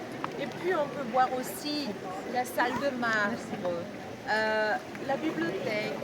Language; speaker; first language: French; non-native, fluent; German